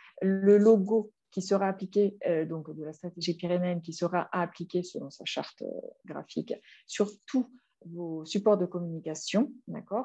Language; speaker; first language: French; native; French